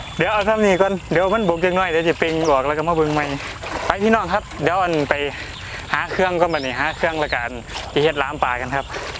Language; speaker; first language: Thai; native; Thai